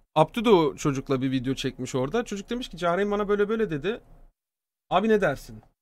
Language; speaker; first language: Turkish; native; Turkish